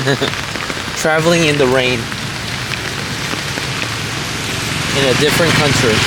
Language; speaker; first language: English; non-native, fluent; Spanish